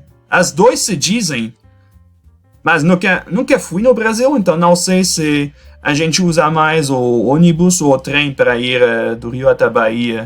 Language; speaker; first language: Portuguese; non-native, fluent; French